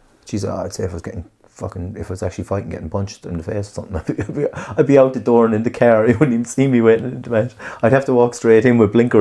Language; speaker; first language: English; native; English